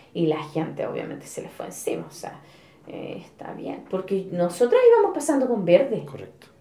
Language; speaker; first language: Spanish; native; Spanish